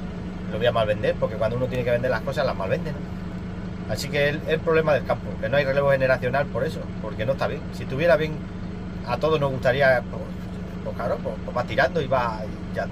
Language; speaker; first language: Spanish; native; Spanish